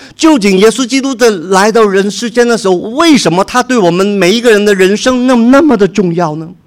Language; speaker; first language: Chinese; non-native, local second language; Cantonese